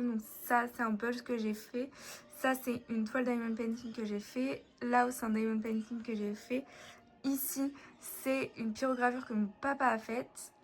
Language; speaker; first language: French; native; French